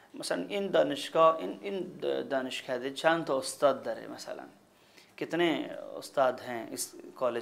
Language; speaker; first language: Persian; non-native, fluent; Urdu